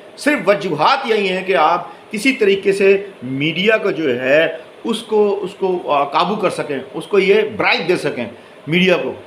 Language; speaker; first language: Urdu; native; Urdu